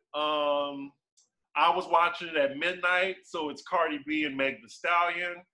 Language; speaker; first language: English; native; English